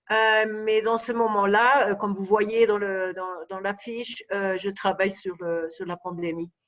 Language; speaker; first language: French; non-native, fluent; Spanish